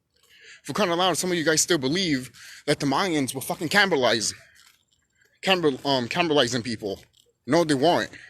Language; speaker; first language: English; native; English